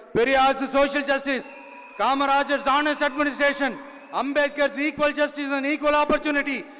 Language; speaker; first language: English; non-native, local second language; Tamil